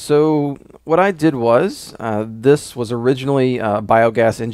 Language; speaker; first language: English; native; English